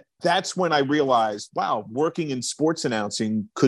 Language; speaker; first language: English; native; English